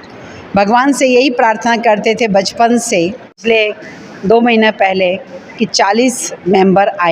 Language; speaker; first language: Hindi; native; Hindi